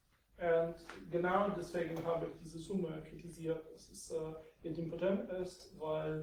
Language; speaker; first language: German; non-native, fluent; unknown